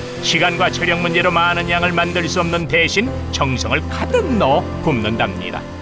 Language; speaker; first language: Korean; native; Korean